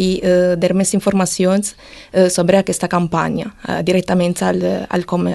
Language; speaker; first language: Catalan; non-native, learner; Italian